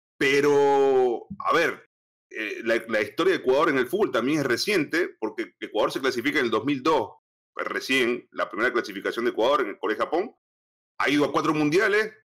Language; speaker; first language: Spanish; native; Spanish